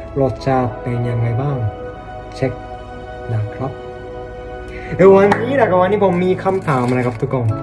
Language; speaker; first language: Thai; non-native, learner; Japanese